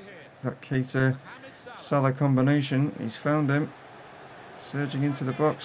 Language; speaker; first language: English; native; English